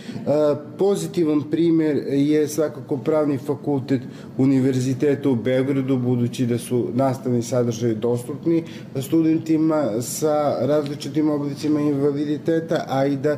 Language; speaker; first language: Serbian; native; Serbian